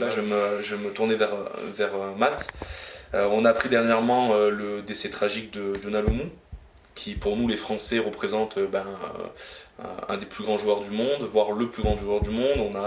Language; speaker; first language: French; native; French